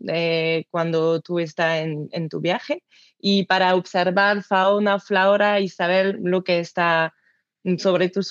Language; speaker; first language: Spanish; non-native, learner; French